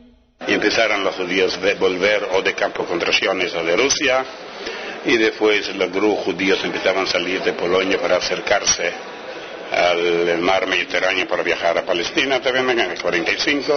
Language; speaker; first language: Spanish; non-native, fluent; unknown